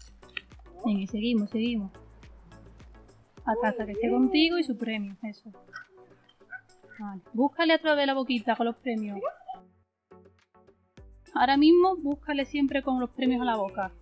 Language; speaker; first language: Spanish; native; Spanish